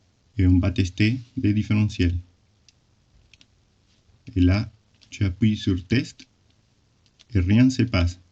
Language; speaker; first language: French; non-native, fluent; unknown